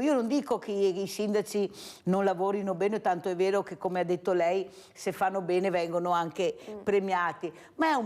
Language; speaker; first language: Italian; native; Italian